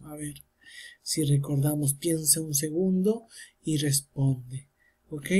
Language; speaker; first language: Spanish; native; Spanish